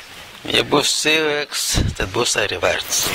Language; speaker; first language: Latvian; non-native, local second language; Russian